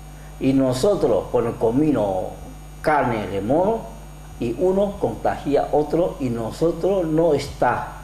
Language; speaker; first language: Spanish; non-native, learner; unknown